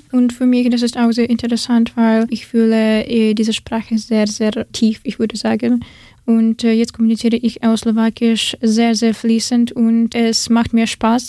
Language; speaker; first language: German; non-native, fluent; Ukrainian